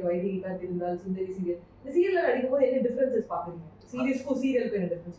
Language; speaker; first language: Tamil; native; Tamil